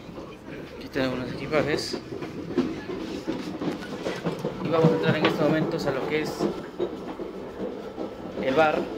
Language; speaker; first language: Spanish; native; Spanish